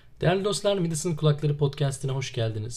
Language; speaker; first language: Turkish; native; Turkish